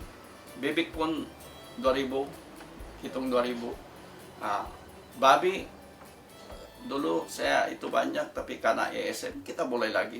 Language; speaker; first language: Indonesian; non-native, fluent; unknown